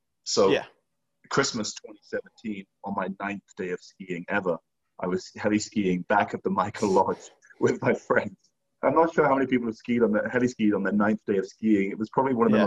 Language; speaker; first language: English; native; English